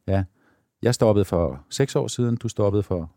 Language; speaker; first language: Danish; native; Danish